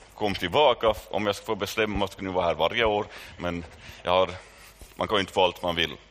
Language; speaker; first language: Swedish; native; Swedish